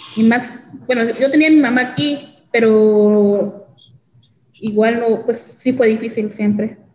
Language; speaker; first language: Spanish; native; Spanish